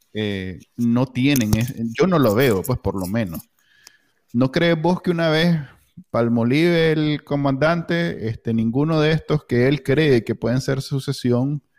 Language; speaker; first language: Spanish; native; Spanish